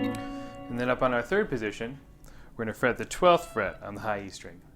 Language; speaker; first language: English; native; English